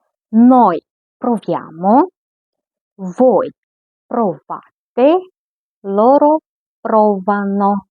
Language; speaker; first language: Italian; non-native, fluent; Romanian